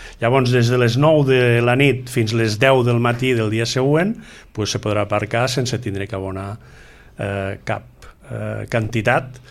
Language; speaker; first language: Catalan; native; Catalan